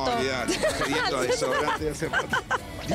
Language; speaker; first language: Spanish; native; Spanish